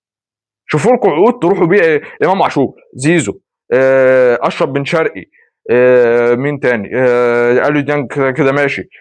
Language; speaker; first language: Arabic; native; Arabic